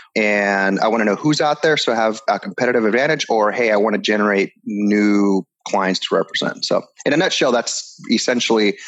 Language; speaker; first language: English; early bilingual, other home language; Spanish